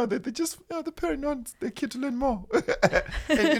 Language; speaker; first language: English; non-native, local second language; Shona